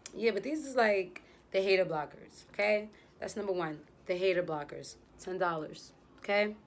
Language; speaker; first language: English; native; English